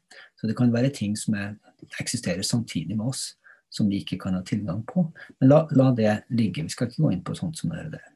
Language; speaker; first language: Norwegian; native; Norwegian